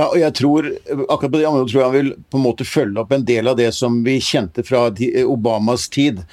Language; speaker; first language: Norwegian; native; Norwegian